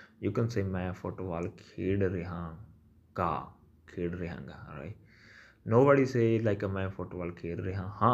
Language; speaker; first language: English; non-native, local second language; Punjabi